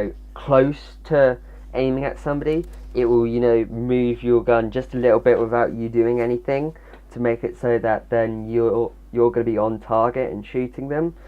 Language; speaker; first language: English; native; English